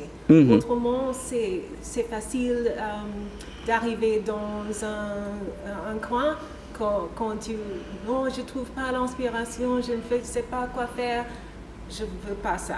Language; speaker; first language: French; non-native, learner; English